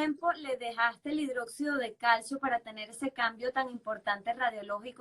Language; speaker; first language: Spanish; native; Spanish